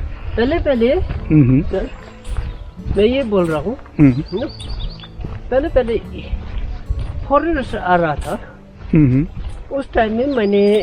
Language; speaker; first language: Hindi; non-native, local second language; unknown